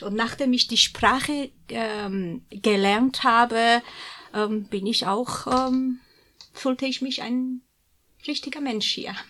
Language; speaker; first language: German; non-native, fluent; Georgian